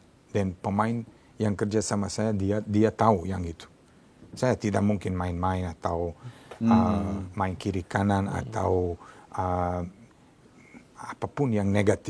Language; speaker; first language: Indonesian; non-native, fluent; Serbian